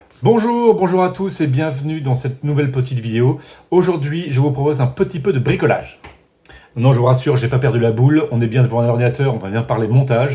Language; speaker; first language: French; native; French